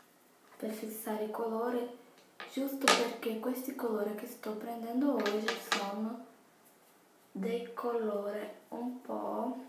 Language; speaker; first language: Italian; non-native, fluent; Portuguese